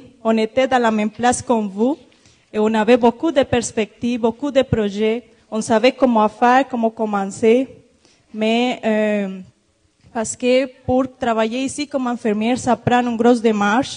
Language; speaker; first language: French; non-native, fluent; Spanish